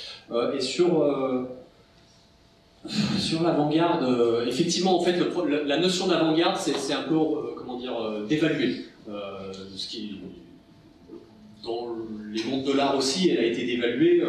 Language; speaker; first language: French; native; French